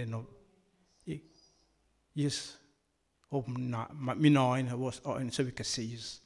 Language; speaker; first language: Danish; non-native, learner; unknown